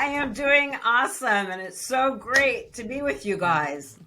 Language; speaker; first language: English; native; English